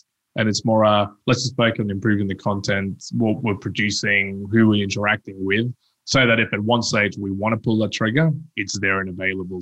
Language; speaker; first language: English; early bilingual, other home language; Spanish